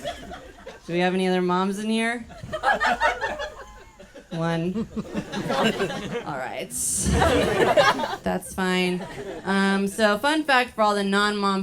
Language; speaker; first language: English; native; English